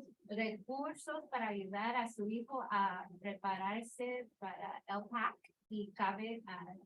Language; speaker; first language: Spanish; early bilingual, heritage; Spanish